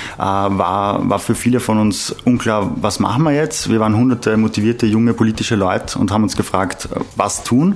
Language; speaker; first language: German; native; German